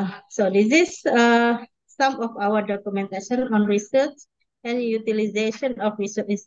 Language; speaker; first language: English; non-native, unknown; Indonesian